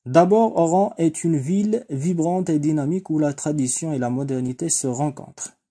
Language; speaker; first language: French; non-native, local second language; Arabic